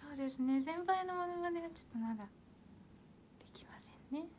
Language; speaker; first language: Japanese; native; Japanese